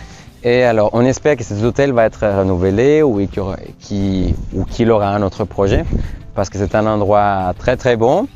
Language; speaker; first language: French; non-native, fluent; Spanish